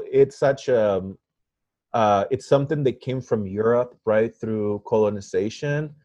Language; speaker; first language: English; non-native, fluent; Spanish